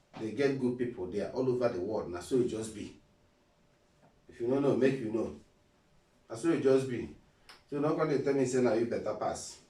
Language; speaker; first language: Nigerian Pidgin; non-native, local second language; Igbo